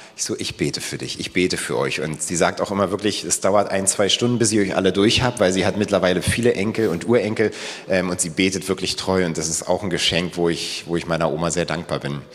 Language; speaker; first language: German; native; German